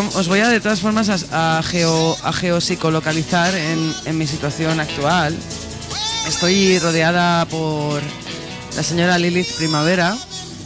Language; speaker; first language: Spanish; native; Spanish